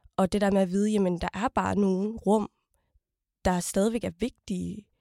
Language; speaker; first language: Danish; early bilingual, other home language; Somali